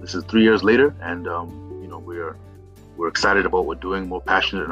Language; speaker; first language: English; non-native, local second language; Shona